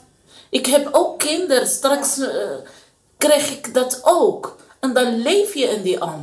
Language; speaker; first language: Dutch; non-native, learner; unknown